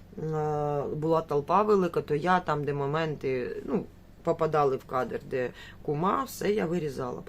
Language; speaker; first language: Ukrainian; native; Ukrainian